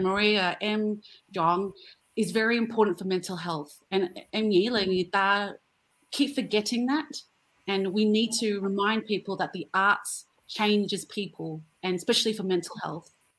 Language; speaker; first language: English; early bilingual, other home language; Vietnamese